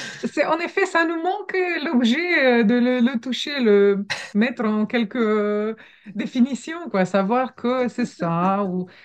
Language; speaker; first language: French; non-native, fluent; Romanian